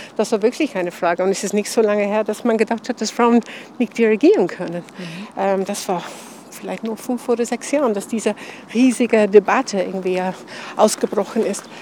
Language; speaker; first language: German; non-native, fluent; English